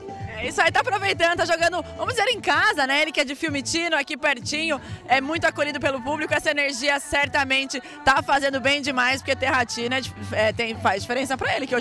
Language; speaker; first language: Portuguese; native; Portuguese